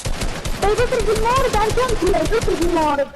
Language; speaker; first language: Arabic; native; Arabic